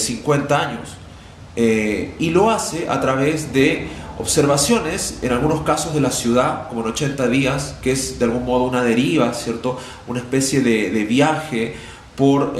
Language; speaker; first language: Spanish; native; Spanish